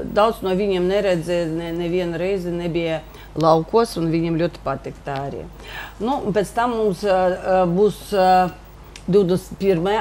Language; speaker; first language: Latvian; non-native, local second language; Russian